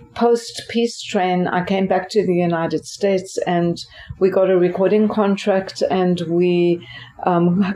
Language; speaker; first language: English; native; English